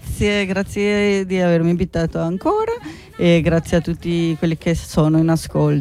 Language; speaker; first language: Italian; non-native, fluent; Spanish